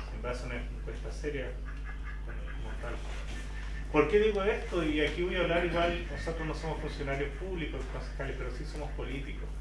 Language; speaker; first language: Spanish; native; Spanish